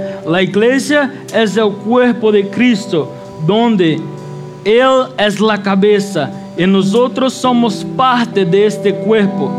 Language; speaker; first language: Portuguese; non-native, learner; Spanish